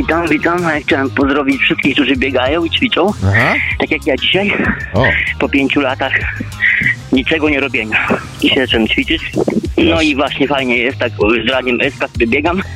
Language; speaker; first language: Polish; native; Polish